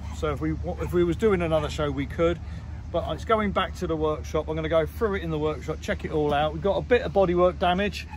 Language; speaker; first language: English; native; English